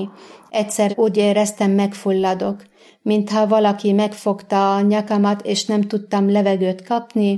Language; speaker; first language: Hungarian; non-native, fluent; Arabic